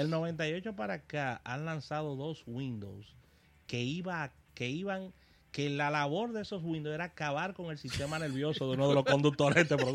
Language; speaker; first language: Spanish; native; Spanish